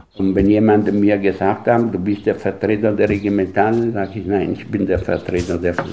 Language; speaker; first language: German; non-native, fluent; Italian